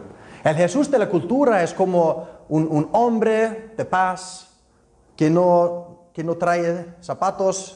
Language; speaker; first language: Spanish; non-native, fluent; Icelandic